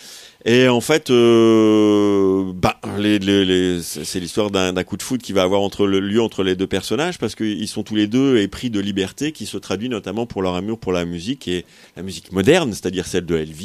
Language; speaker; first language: French; native; French